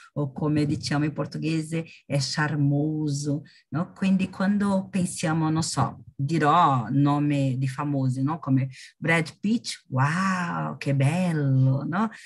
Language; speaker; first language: Italian; non-native, learner; Portuguese